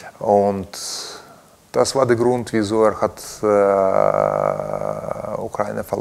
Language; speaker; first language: German; non-native, learner; Russian